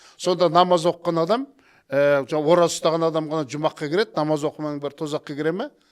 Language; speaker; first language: Kazakh; native; Kazakh